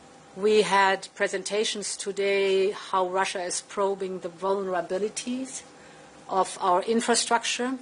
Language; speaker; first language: English; non-native, fluent; German